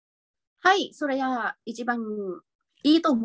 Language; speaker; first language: Japanese; non-native, fluent; Vietnamese